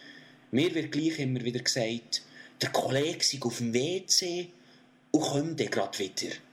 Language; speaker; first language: German; native; German